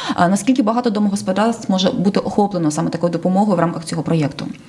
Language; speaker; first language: Ukrainian; native; Ukrainian